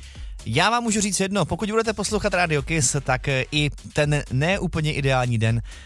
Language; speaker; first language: Czech; native; Czech